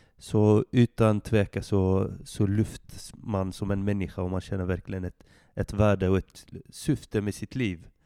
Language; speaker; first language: Swedish; early bilingual, other home language; Arabic